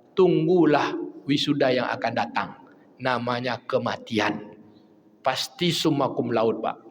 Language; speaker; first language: Malay; non-native, local second language; Minangkabau